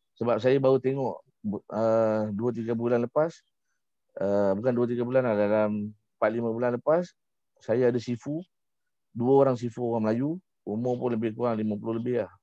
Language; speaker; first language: Malay; native; Malay